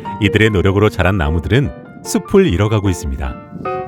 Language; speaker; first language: Korean; native; Korean